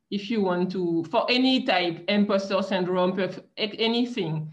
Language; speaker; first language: English; non-native, fluent; French